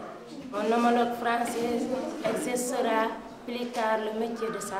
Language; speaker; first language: French; non-native, local second language; Fula